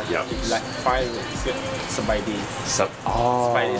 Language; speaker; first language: English; non-native, learner; Thai